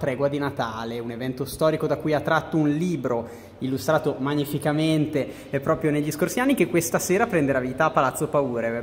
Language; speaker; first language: Italian; native; Italian